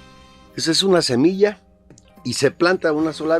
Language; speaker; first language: Spanish; native; Spanish